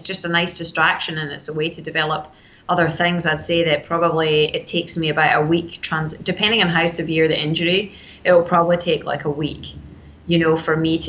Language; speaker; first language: English; native; English